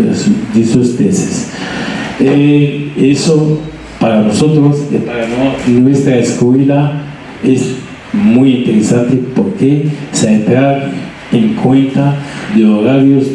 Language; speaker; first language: Spanish; non-native, learner; Arabic